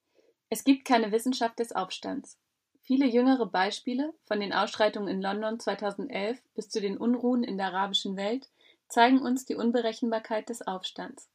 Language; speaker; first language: German; native; German